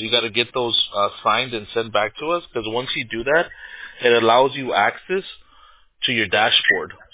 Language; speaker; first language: English; early bilingual, other home language; Spanish